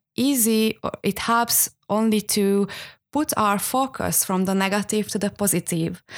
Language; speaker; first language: English; non-native, fluent; Hungarian